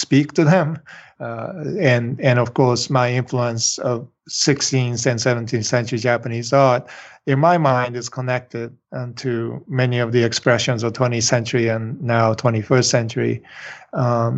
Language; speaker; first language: English; non-native, fluent; Japanese